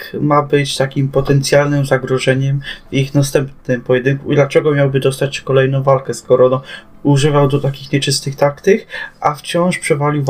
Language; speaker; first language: Polish; native; Polish